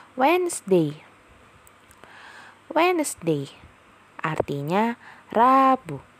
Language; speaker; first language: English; non-native, fluent; Indonesian